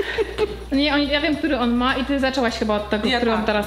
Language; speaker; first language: Polish; native; Polish